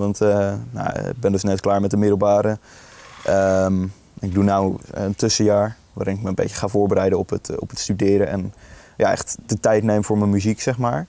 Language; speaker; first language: Dutch; native; Dutch